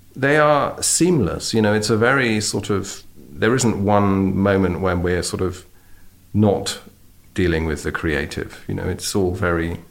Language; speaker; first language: English; native; English